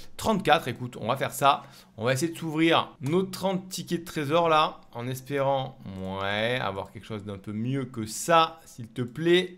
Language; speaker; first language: French; native; French